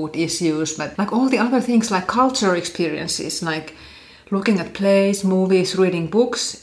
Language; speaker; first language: English; non-native, fluent; Finnish